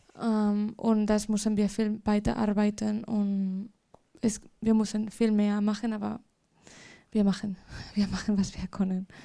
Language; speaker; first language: German; non-native, fluent; Spanish